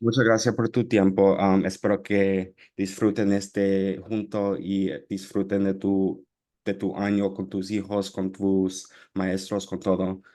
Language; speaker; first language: Spanish; early bilingual, heritage; Spanish